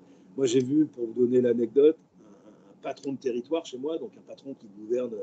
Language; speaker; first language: French; native; French